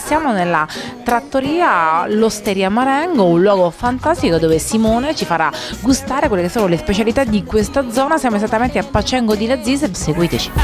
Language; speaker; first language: Italian; native; Italian